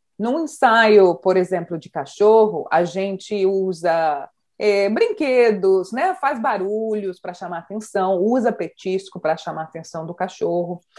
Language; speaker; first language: Portuguese; native; Portuguese